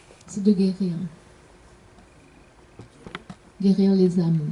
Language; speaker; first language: French; native; French